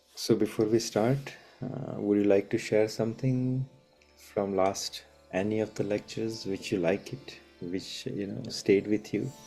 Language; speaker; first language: English; non-native, local second language; Hindi